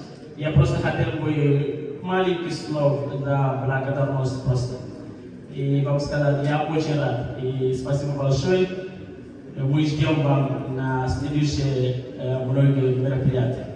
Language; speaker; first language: Russian; non-native, learner; Wolof